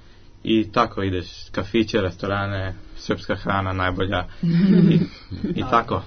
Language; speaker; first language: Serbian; early bilingual, heritage; English